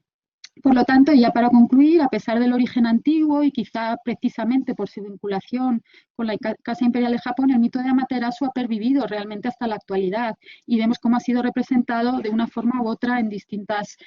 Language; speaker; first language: Spanish; native; Spanish